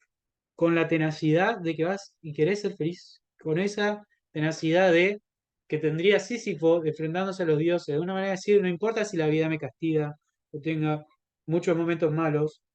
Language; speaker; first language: Spanish; native; Spanish